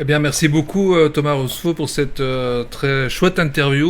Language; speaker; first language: French; native; French